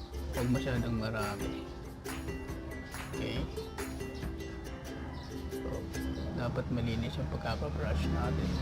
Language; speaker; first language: Filipino; native; Filipino